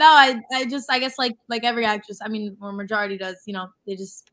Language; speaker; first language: English; native; English